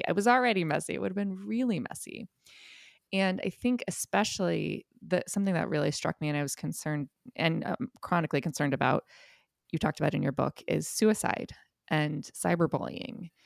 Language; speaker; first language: English; native; English